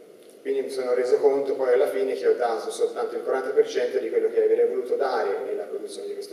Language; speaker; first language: Italian; native; Italian